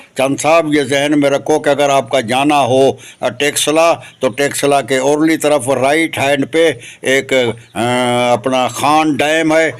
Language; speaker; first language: Urdu; non-native, local second language; Sindhi